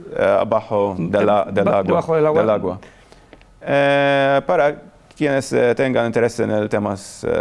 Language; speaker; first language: Spanish; non-native, fluent; Maltese